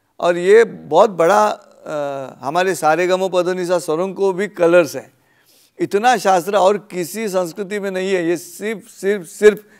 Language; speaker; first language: Hindi; non-native, local second language; Marathi